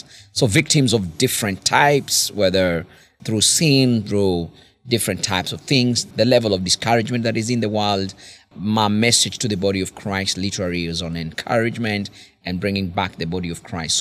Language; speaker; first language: English; non-native, local second language; Kikuyu